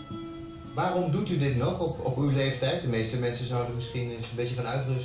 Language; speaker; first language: Dutch; native; Dutch